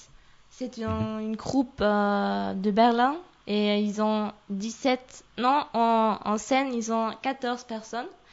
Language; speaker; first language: French; non-native, fluent; German